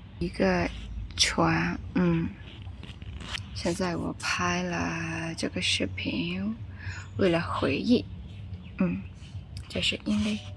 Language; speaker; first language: Chinese; non-native, learner; Burmese